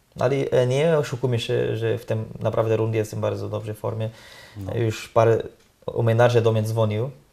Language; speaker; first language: Polish; non-native, learner; Portuguese